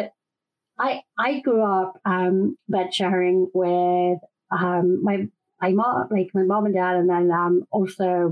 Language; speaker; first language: English; native; English